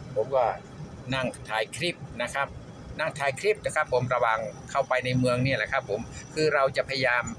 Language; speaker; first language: Thai; non-native, local second language; Khmer